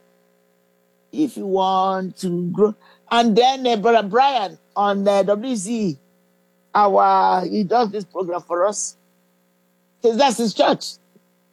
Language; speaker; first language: English; native; English